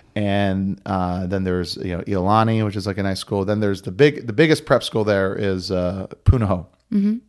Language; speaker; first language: English; native; English